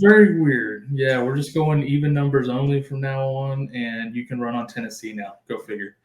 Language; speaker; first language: English; native; English